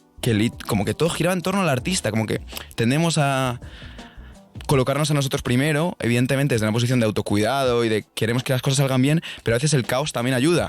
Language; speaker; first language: Spanish; native; Spanish